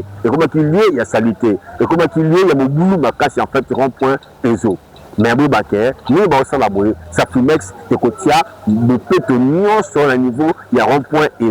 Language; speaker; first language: French; non-native, local second language; Lingala